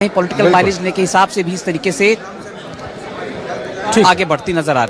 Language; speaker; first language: Hindi; native; Hindi